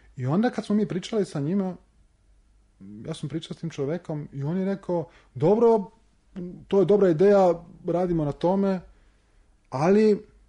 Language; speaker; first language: Serbian; early bilingual, heritage; Serbian